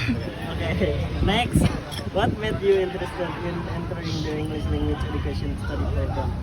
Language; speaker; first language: English; non-native, learner; Indonesian